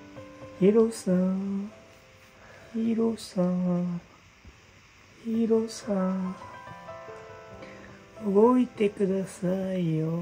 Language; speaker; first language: Japanese; non-native, learner; Nepali